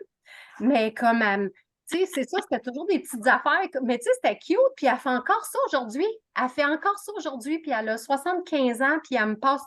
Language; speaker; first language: French; native; French